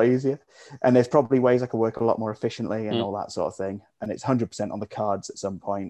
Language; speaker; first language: English; native; English